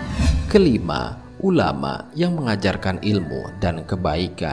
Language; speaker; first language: Indonesian; native; Indonesian